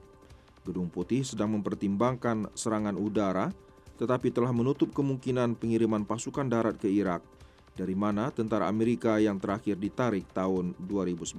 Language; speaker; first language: Indonesian; native; Indonesian